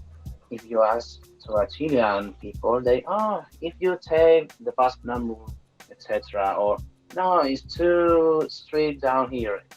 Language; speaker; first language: English; non-native, fluent; Spanish